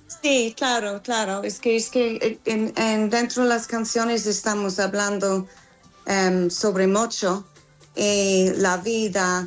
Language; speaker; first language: Spanish; non-native, fluent; English